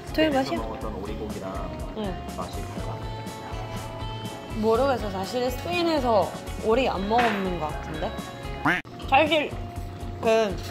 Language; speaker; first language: Korean; non-native, fluent; Spanish